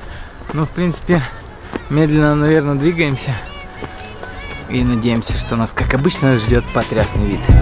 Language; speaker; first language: Russian; native; Russian